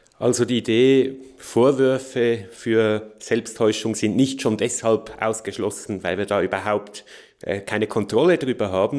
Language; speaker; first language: German; native; German